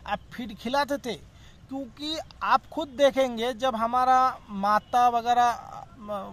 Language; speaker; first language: Hindi; non-native, local second language; Bangla